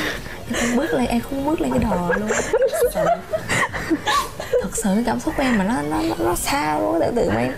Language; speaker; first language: Vietnamese; native; Vietnamese